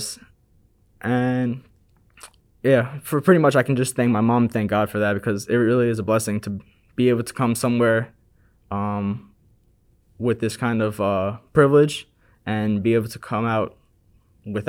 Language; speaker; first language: English; native; English